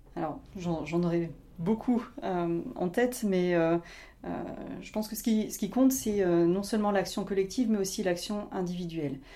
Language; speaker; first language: French; native; French